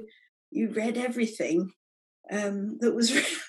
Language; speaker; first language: English; native; English